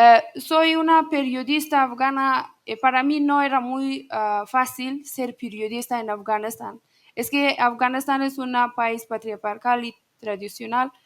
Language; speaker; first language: Spanish; non-native, learner; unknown